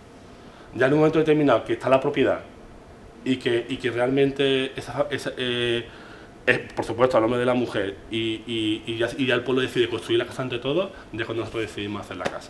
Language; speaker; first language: Spanish; native; Spanish